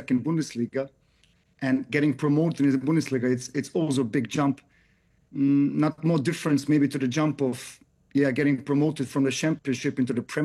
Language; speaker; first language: English; non-native, fluent; German